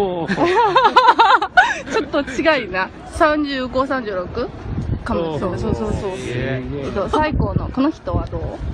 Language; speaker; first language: Japanese; non-native, learner; Chinese